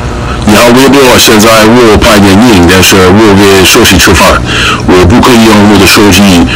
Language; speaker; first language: Chinese; non-native, learner; English